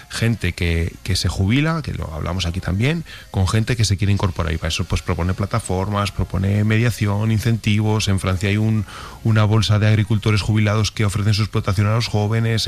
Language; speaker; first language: Spanish; native; Spanish